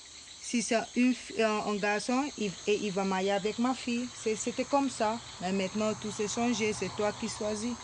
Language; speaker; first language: French; non-native, local second language; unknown